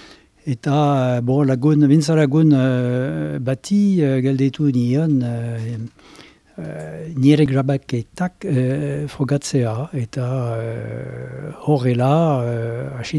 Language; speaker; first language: Basque; non-native, local second language; French